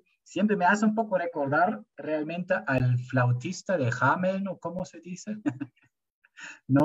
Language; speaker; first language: Spanish; non-native, fluent; German